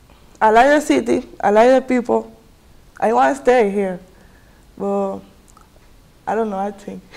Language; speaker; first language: English; non-native, learner; Spanish